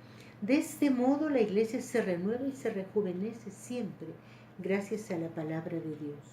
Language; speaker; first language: Spanish; native; Spanish